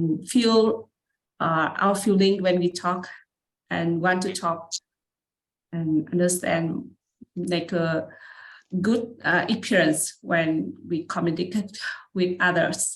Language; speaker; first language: English; non-native, learner; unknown